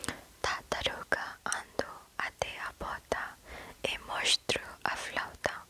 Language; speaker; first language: Portuguese; non-native, learner; English